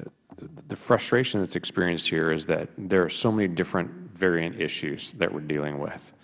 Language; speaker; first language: English; native; English